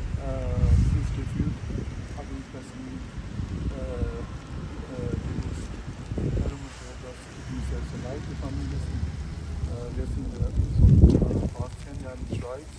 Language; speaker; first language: German; non-native, learner; Tibetan